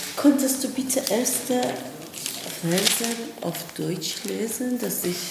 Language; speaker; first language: German; non-native, learner; Persian